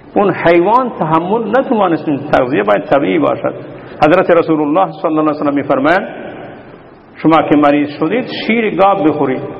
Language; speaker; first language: Persian; non-native, local second language; Baluchi